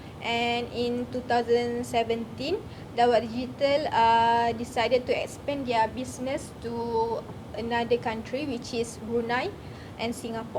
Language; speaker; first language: English; non-native, learner; Malay